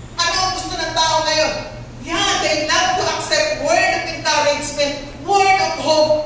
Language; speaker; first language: Filipino; native; Filipino